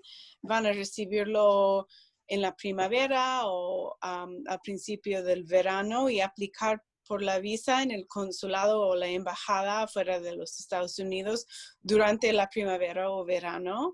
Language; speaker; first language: Spanish; non-native, fluent; English